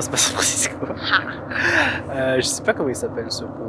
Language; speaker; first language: French; native; French